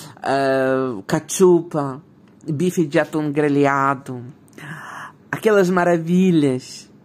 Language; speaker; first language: Portuguese; non-native, fluent; Ukrainian